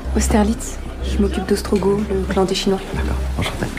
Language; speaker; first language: Swedish; native; Swedish